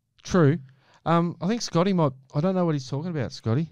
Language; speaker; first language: English; native; English